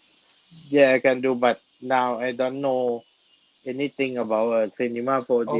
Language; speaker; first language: English; non-native, learner; Thai